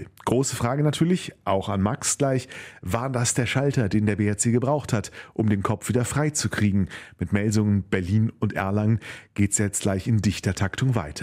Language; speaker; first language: German; native; German